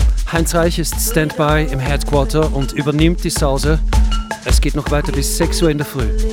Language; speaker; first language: German; native; German